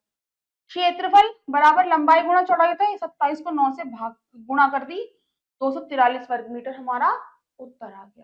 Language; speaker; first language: Hindi; native; Hindi